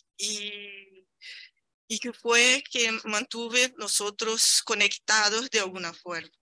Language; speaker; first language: Spanish; non-native, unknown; Portuguese